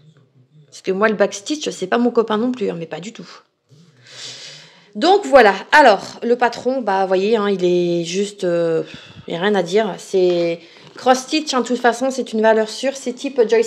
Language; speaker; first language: French; native; French